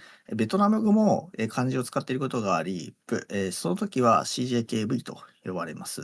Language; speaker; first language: Japanese; native; Japanese